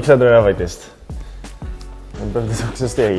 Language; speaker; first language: Swedish; native; Swedish